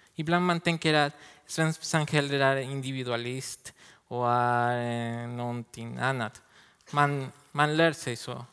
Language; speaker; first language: Swedish; non-native, learner; Spanish